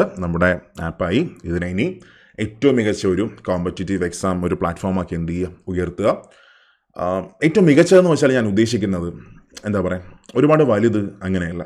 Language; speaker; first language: Malayalam; native; Malayalam